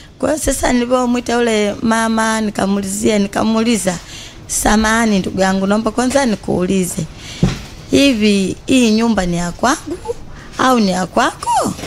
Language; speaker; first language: Swahili; native; Swahili